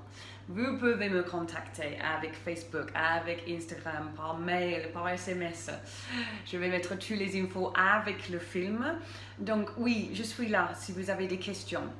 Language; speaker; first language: French; non-native, fluent; English